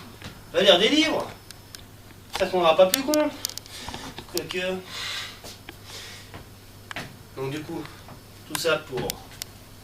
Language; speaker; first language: French; native; French